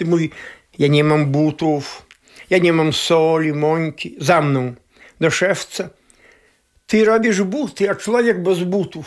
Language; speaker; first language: Polish; non-native, local second language; Belarusian